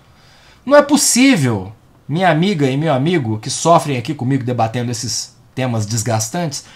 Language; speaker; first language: Portuguese; native; Portuguese